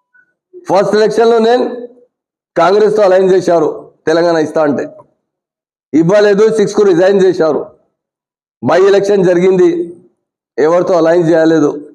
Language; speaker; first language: Telugu; non-native, local second language; Urdu